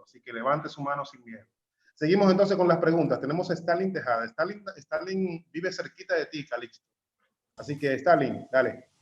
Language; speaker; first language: Spanish; native; Spanish